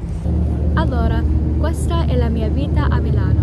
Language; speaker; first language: Italian; non-native, learner; English